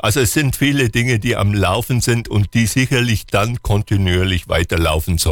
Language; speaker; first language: German; native; German